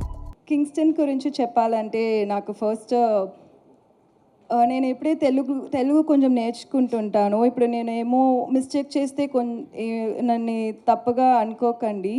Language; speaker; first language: Telugu; non-native, learner; Tamil